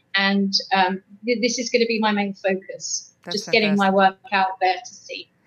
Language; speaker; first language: English; native; English